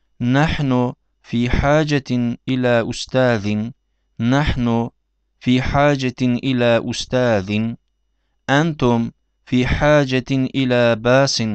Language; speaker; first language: Arabic; non-native, fluent; Turkish